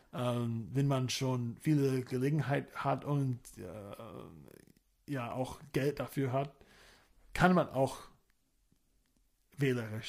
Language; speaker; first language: German; non-native, fluent; English